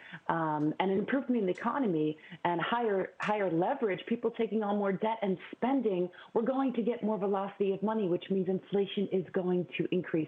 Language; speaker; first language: English; native; English